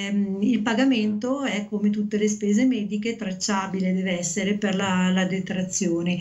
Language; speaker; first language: Italian; native; Italian